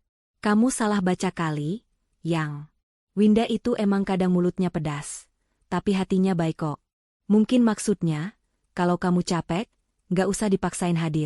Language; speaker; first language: Indonesian; native; Indonesian